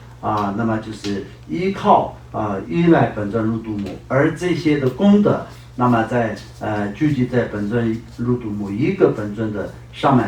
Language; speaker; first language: Chinese; non-native, local second language; Tibetan